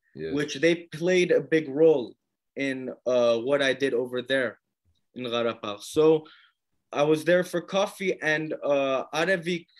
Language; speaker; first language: English; native; English